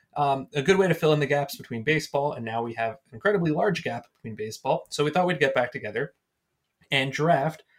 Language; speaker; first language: English; native; English